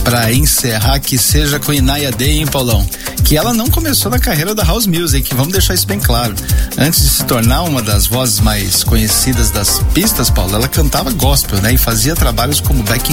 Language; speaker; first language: Portuguese; native; Portuguese